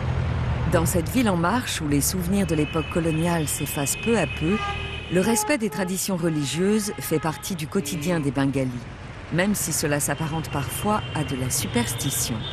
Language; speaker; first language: French; native; French